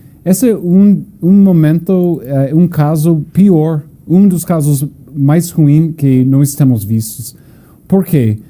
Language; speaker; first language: Portuguese; non-native, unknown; English